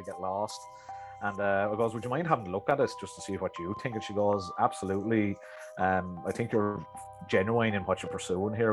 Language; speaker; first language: English; native; English